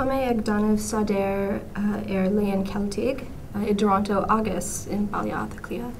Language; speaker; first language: Irish; non-native, learner; English